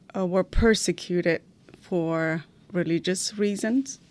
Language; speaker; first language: English; non-native, fluent; Romanian